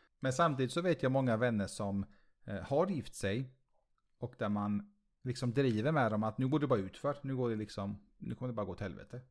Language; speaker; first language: Swedish; native; Swedish